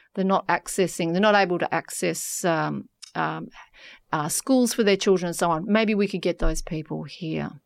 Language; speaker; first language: English; native; English